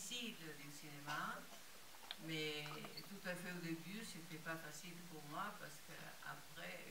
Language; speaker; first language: French; non-native, fluent; Italian